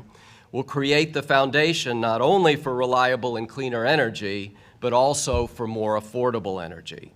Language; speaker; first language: English; native; English